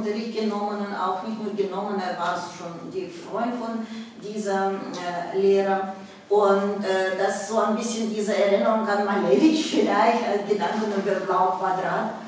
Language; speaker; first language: German; non-native, fluent; Russian